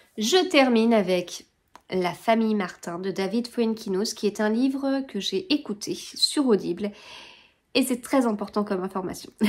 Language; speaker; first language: French; native; French